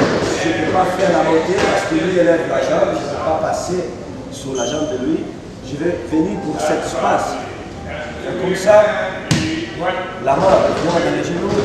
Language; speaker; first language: French; non-native, learner; Portuguese